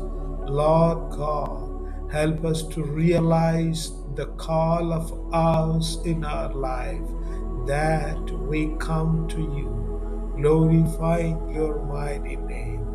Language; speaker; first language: English; non-native, local second language; Tamil